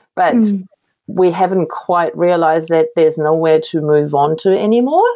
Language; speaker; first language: English; non-native, fluent; German